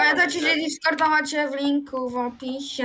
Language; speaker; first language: Polish; native; Polish